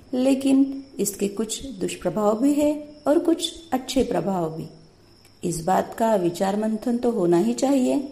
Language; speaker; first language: Hindi; non-native, local second language; Marathi